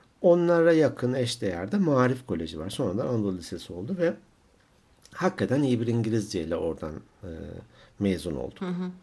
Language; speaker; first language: Turkish; native; Turkish